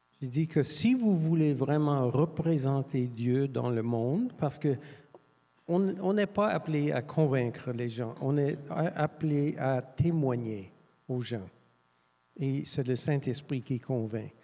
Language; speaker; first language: French; non-native, fluent; English